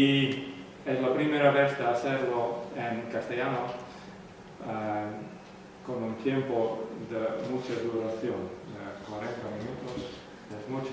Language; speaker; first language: Spanish; non-native, learner; Western Frisian